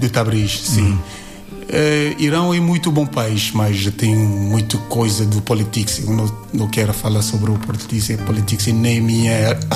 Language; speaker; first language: Portuguese; non-native, learner; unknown